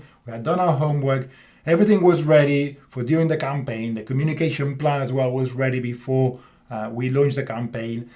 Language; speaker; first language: English; non-native, fluent; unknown